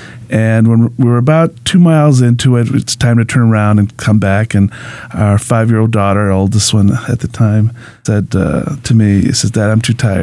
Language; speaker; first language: English; early bilingual, other home language; Spanish